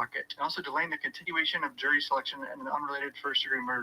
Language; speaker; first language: English; native; English